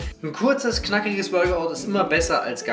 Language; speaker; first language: German; native; German